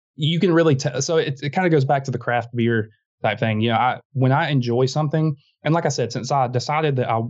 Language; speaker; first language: English; native; English